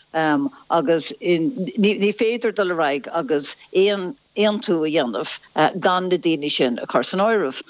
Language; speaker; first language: Irish; non-native, local second language; English